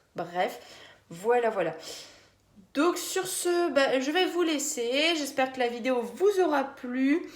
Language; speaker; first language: French; native; French